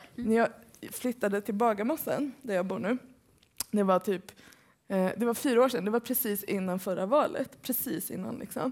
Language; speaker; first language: Swedish; early bilingual, other home language; Persian